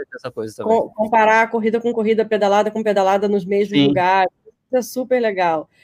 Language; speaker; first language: Portuguese; native; Portuguese